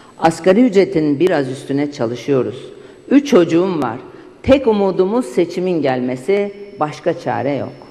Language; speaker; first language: Turkish; native; Turkish